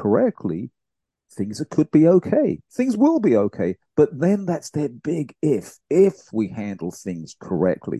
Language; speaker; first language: English; native; English